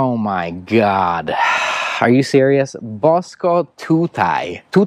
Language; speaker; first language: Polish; non-native, fluent; English